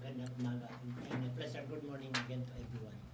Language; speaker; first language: English; non-native, local second language; Filipino